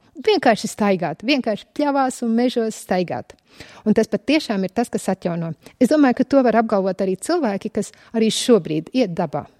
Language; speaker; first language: Latvian; native; Latvian